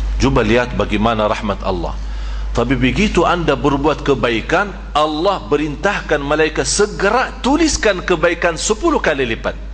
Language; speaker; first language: Malay; non-native, fluent; Arabic